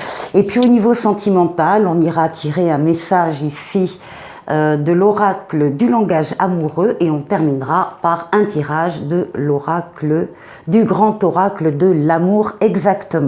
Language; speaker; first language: French; native; French